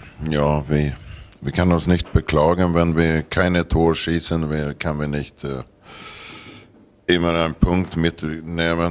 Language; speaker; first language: German; non-native, learner; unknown